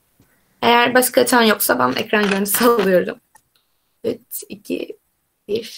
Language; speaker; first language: Turkish; native; Turkish